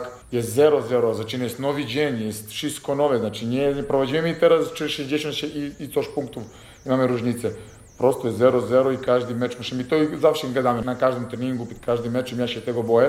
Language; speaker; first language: Polish; non-native, fluent; Serbian